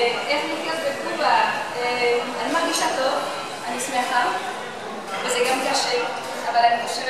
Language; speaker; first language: Hebrew; non-native, learner; French